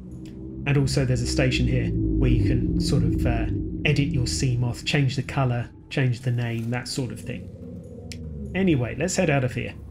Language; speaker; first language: English; native; English